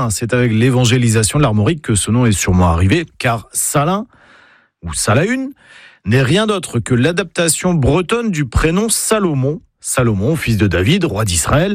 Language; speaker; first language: French; native; French